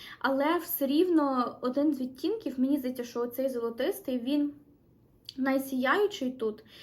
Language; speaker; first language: Ukrainian; non-native, local second language; Russian